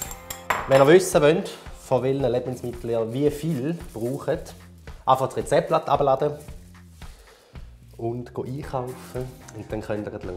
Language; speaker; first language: German; native; German